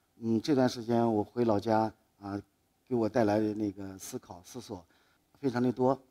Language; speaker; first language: Chinese; native; Chinese